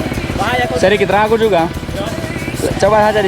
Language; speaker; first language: Indonesian; non-native, learner; English